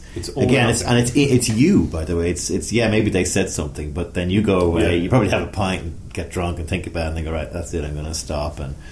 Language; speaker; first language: English; native; English